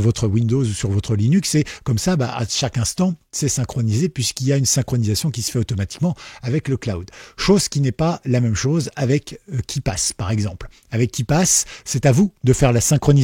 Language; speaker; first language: French; native; French